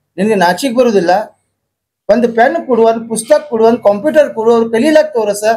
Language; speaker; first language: Kannada; non-native, local second language; Urdu